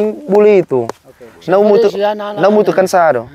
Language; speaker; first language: Portuguese; non-native, learner; Vietnamese